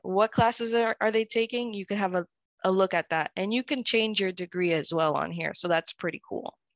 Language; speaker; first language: English; early bilingual, other home language; Spanish